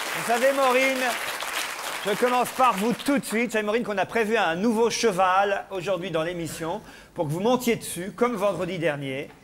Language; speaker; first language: French; native; French